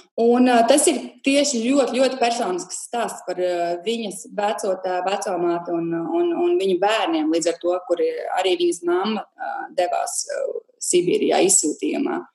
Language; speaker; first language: Latvian; native; Latvian